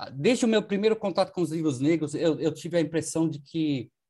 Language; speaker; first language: Portuguese; non-native, fluent; German